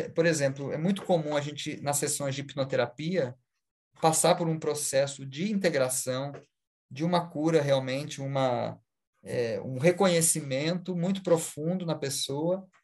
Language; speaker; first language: Portuguese; native; Portuguese